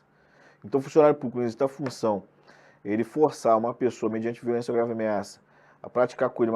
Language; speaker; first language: Portuguese; native; Portuguese